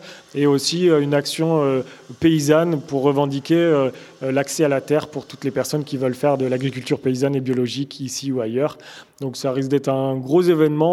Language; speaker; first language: French; native; French